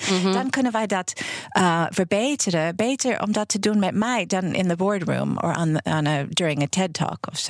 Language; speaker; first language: Dutch; non-native, fluent; English